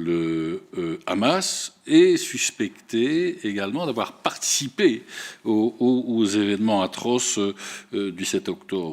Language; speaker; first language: French; native; French